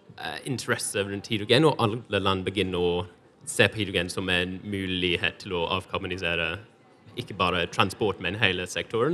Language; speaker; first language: Norwegian; non-native, fluent; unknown